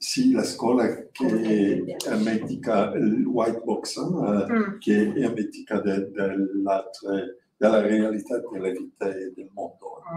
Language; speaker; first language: Italian; non-native, learner; French